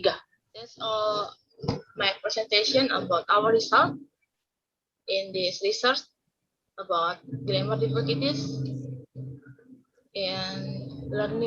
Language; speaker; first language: English; non-native, learner; Indonesian